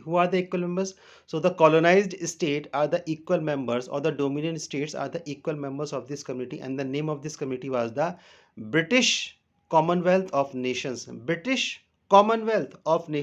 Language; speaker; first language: English; non-native, local second language; Hindi